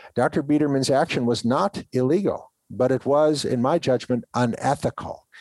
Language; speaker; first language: English; native; English